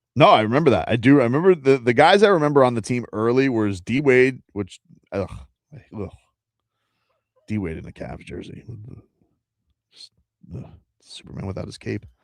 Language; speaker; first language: English; native; English